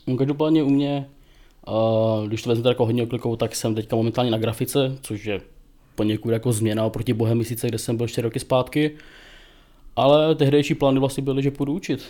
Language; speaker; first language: Czech; native; Czech